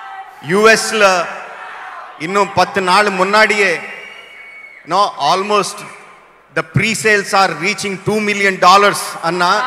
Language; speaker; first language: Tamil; non-native, local second language; Telugu